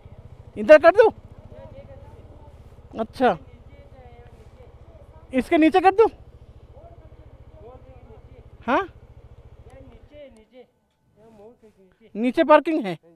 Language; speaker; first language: Hindi; non-native, local second language; Bangla